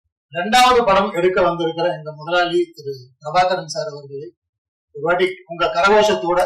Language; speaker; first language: Tamil; native; Tamil